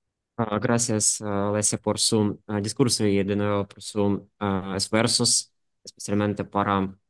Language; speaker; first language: Spanish; non-native, fluent; Ukrainian